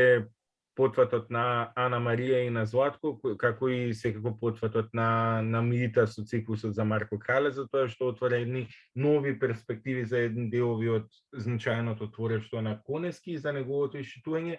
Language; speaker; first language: Macedonian; native; Macedonian